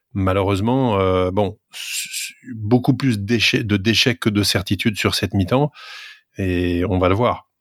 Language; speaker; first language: French; native; French